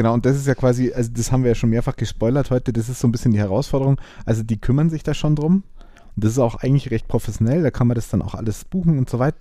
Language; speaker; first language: German; native; German